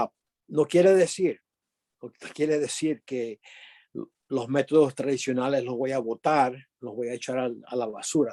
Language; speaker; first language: Spanish; early bilingual, other home language; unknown